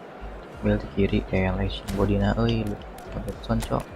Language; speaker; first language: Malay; non-native, local second language; Sundanese